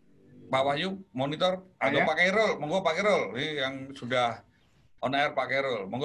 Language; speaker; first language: Indonesian; native; Indonesian